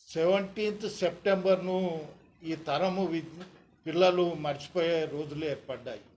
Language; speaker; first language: Telugu; native; Telugu